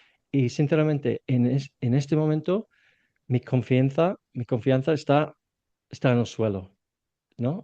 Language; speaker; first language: Spanish; non-native, fluent; English